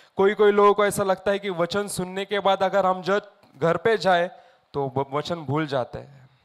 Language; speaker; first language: Hindi; non-native, local second language; Marathi